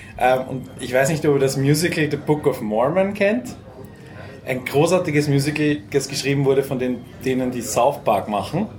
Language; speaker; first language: German; native; German